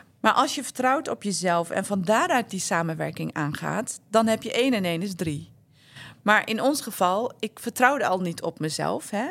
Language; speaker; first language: Dutch; early bilingual, other home language; Turkish